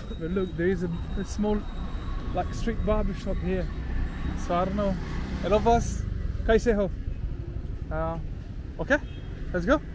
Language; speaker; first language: English; non-native, fluent; French